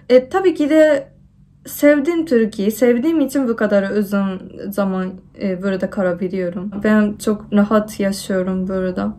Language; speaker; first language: Turkish; non-native, fluent; Japanese